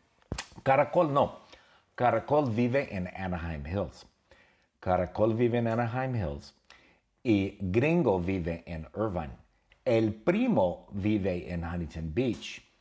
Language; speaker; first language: Spanish; non-native, fluent; English